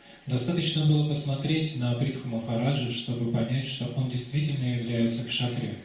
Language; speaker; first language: Russian; native; Russian